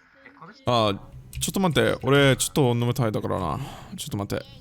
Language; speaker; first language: Japanese; non-native, learner; English